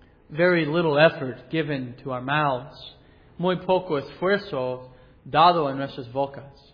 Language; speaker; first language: Spanish; non-native, learner; English